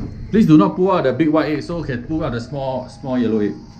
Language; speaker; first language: English; non-native, local second language; Chinese